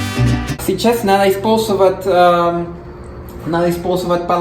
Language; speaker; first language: Russian; non-native, learner; Spanish